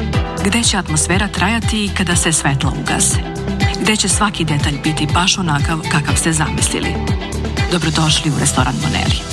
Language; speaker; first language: Serbian; native; Serbian